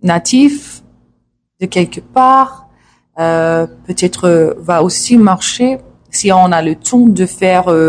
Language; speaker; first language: French; non-native, learner; English